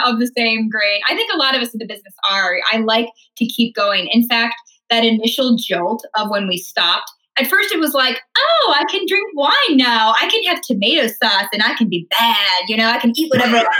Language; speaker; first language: English; native; English